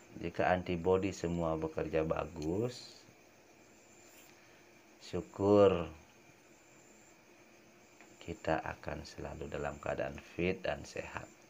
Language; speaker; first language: Indonesian; native; Indonesian